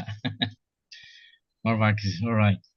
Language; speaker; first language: English; non-native, learner; Portuguese